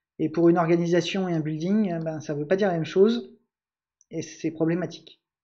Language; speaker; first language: French; native; French